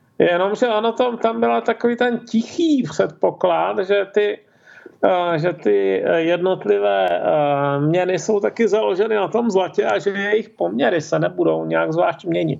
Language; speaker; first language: Czech; native; Czech